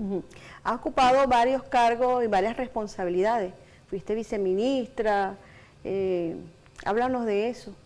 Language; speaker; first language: Spanish; native; Spanish